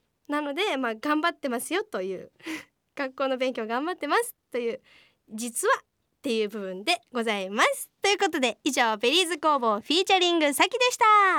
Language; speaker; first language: Japanese; native; Japanese